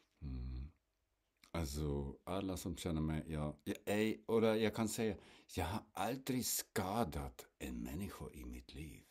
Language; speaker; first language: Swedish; non-native, fluent; German